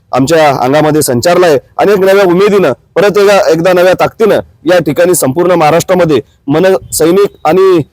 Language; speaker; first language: Marathi; native; Marathi